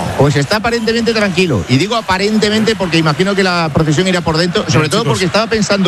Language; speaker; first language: Spanish; native; Spanish